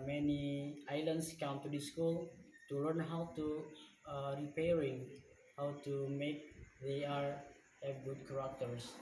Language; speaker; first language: English; non-native, learner; Indonesian